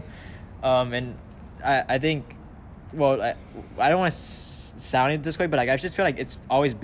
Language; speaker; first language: English; early bilingual, other home language; Vietnamese